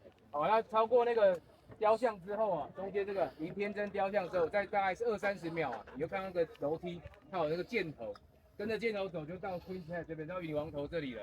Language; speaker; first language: Chinese; native; Chinese